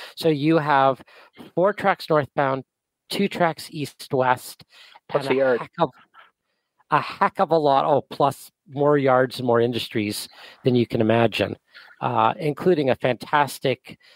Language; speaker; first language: English; native; English